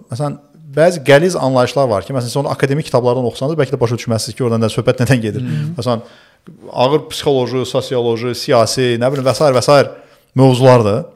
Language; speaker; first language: Azerbaijani; early bilingual, other home language; Turkish